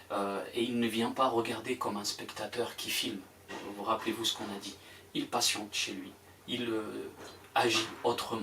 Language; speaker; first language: French; native; French